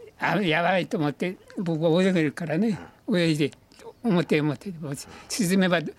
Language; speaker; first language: Japanese; native; Japanese